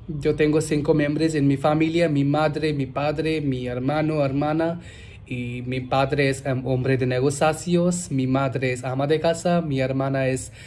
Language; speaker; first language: Spanish; non-native, learner; Hindi